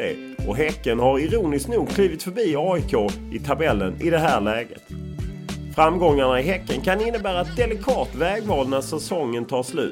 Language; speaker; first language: Swedish; native; Swedish